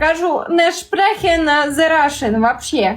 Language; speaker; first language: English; non-native, learner; Russian